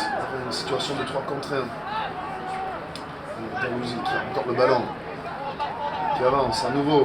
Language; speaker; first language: French; native; French